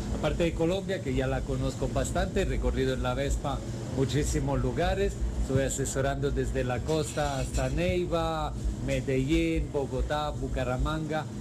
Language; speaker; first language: Spanish; non-native, fluent; Italian